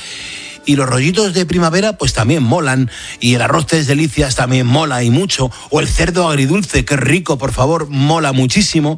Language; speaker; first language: Spanish; native; Spanish